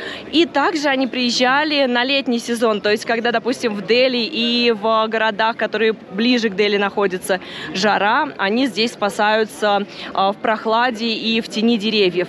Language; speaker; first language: Russian; native; Russian